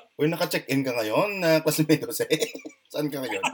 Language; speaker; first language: Filipino; non-native, local second language; Hiligaynon